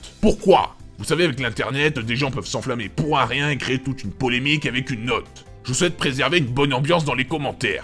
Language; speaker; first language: French; native; French